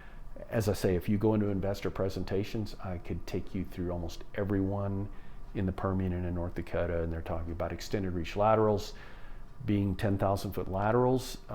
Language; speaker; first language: English; native; English